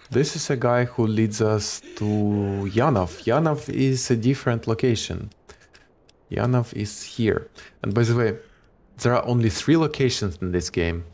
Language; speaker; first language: English; non-native, fluent; Ukrainian